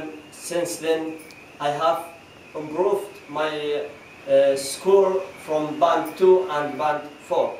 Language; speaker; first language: English; non-native, learner; Arabic